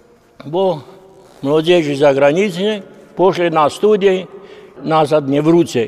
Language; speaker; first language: Polish; early bilingual, heritage; Polish